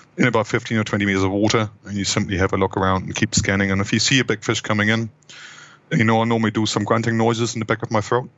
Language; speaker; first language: English; non-native, fluent; German